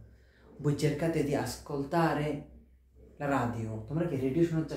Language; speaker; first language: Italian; non-native, fluent; Bangla